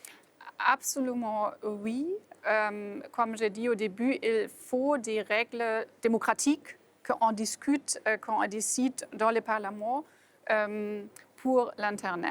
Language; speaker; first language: French; non-native, fluent; German